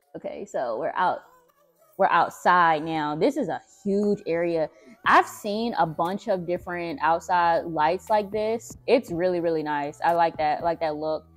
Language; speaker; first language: English; native; English